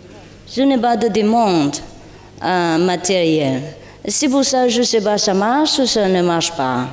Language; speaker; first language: French; non-native, learner; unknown